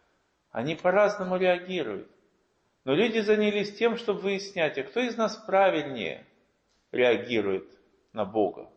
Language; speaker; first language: Russian; native; Russian